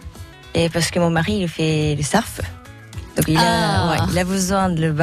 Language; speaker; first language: French; non-native, learner; Japanese